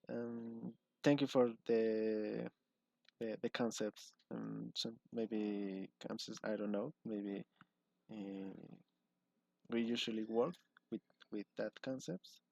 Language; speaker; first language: English; non-native, learner; Spanish